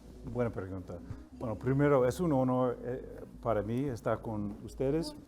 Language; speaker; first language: Spanish; non-native, fluent; English